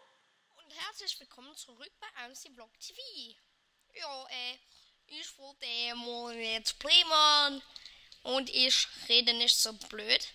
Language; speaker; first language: German; non-native, local second language; Luxembourgish